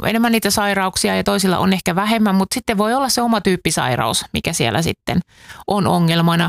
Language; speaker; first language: Finnish; native; Finnish